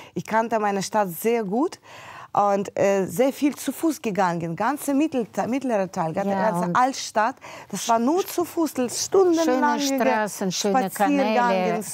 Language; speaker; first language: German; non-native, fluent; Russian